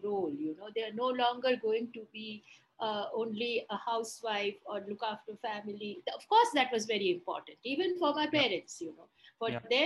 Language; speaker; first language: English; non-native, local second language; Bangla